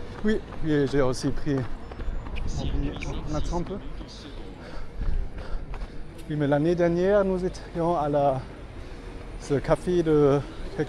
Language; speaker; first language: French; non-native, fluent; German